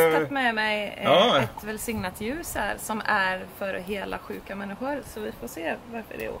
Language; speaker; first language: Swedish; native; Swedish